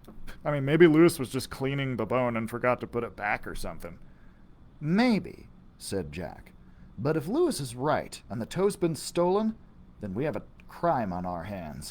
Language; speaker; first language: English; native; English